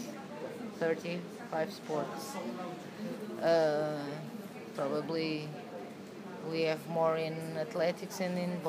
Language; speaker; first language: English; non-native, learner; Portuguese